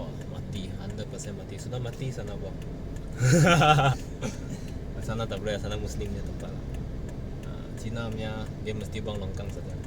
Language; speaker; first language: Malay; non-native, local second language; Chinese